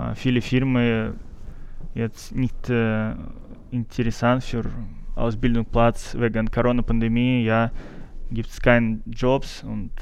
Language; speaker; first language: German; non-native, learner; Russian